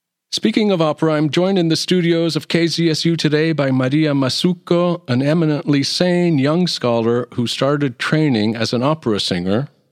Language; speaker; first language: English; native; English